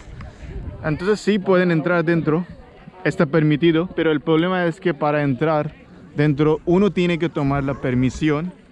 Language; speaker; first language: Spanish; non-native, fluent; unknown